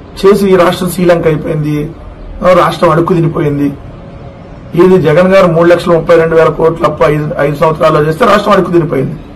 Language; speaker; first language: Telugu; native; Telugu